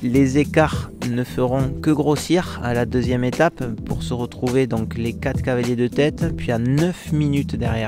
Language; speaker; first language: French; native; French